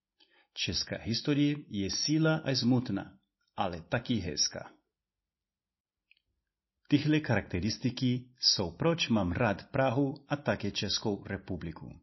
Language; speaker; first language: Czech; non-native, learner; Portuguese